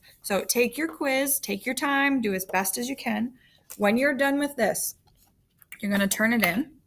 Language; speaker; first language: English; native; English